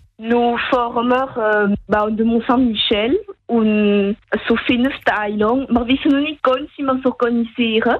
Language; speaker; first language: German; non-native, local second language; French